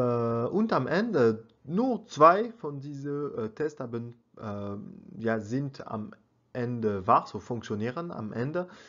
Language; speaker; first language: German; non-native, learner; French